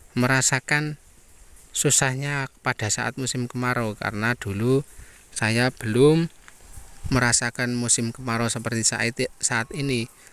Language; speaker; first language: Indonesian; non-native, local second language; Javanese